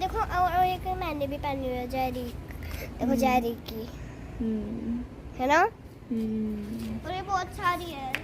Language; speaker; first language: Hindi; native; Hindi